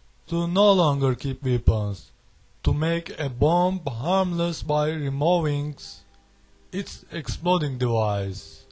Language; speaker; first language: English; non-native, learner; Turkish